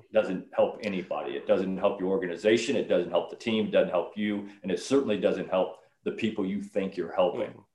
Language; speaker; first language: English; native; English